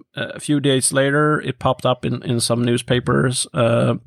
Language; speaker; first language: English; non-native, fluent; Swedish